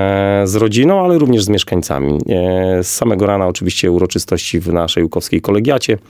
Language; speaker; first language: Polish; native; Polish